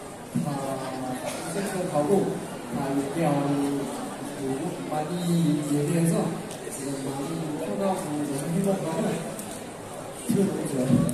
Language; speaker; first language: Korean; non-native, learner; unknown